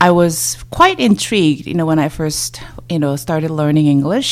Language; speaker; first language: English; non-native, fluent; Korean